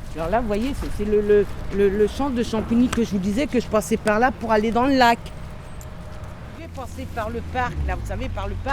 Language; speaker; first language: French; native; French